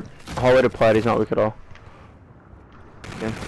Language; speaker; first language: English; native; English